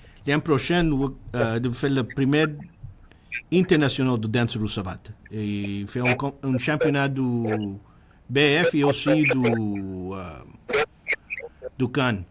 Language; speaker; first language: French; non-native, learner; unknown